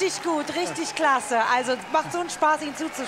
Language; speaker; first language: German; native; German